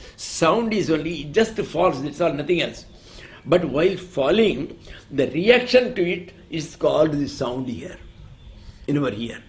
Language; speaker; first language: English; non-native, local second language; Tamil